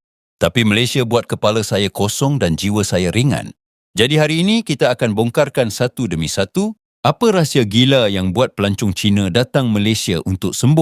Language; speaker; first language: Malay; native; Malay